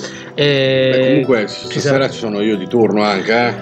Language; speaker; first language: Italian; native; Italian